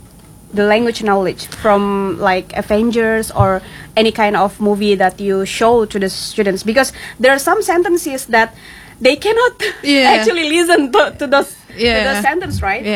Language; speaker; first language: English; non-native, fluent; Indonesian